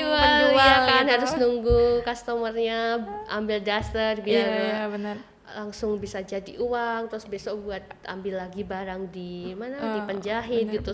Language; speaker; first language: Indonesian; native; Indonesian